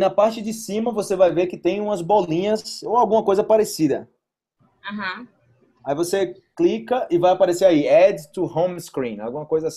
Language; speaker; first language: Portuguese; native; Portuguese